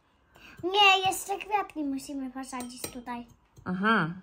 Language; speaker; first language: Polish; early bilingual, heritage; Polish